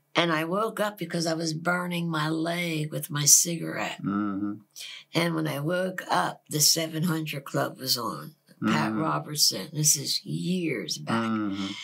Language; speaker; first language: English; native; English